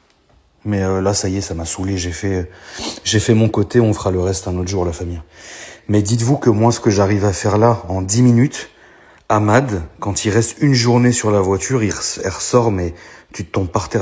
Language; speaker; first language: French; native; French